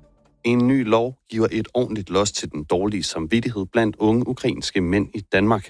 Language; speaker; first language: Danish; native; Danish